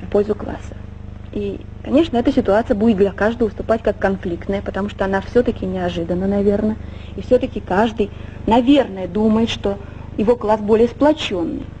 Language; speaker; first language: Russian; native; Russian